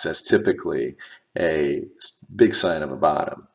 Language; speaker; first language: English; native; English